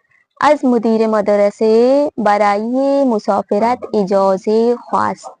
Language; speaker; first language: Persian; non-native, fluent; Urdu